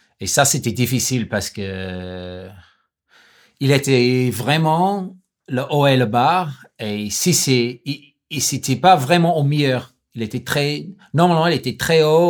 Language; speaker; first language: French; non-native, learner; English